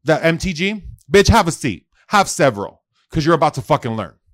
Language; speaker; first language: English; early bilingual, other home language; Spanish